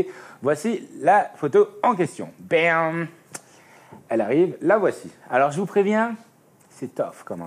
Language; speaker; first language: French; native; French